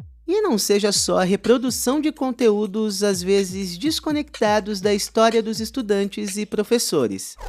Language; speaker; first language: Portuguese; native; Portuguese